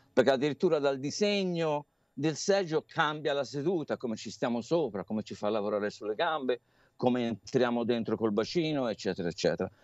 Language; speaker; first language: Italian; native; Italian